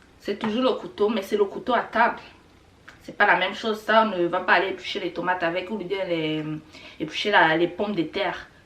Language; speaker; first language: French; non-native, local second language; Kinyarwanda